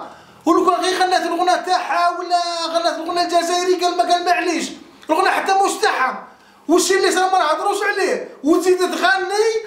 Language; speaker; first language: Arabic; native; Arabic